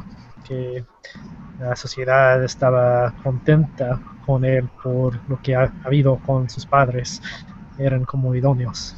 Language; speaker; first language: Spanish; non-native, learner; English